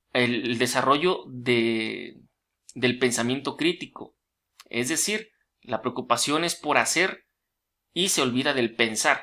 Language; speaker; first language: Spanish; native; Spanish